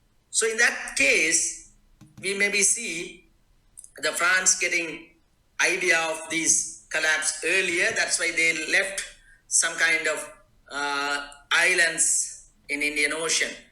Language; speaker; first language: English; non-native, local second language; Tamil